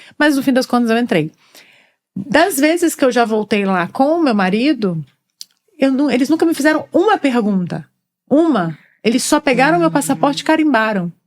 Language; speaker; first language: Portuguese; native; Portuguese